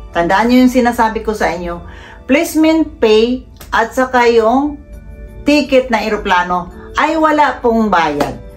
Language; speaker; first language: Filipino; non-native, local second language; Cebuano